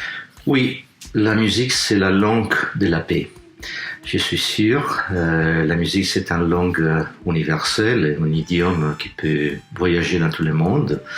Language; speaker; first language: French; non-native, fluent; Italian